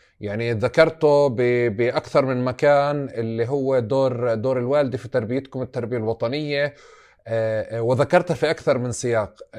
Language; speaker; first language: Arabic; native; Arabic